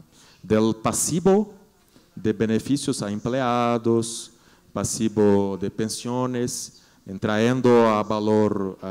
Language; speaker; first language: Spanish; non-native, learner; Portuguese